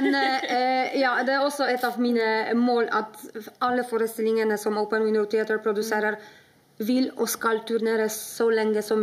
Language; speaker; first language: Norwegian; non-native, fluent; Polish